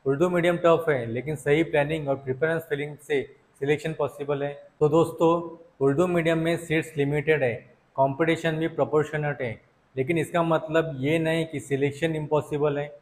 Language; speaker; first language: Hindi; non-native, local second language; Marathi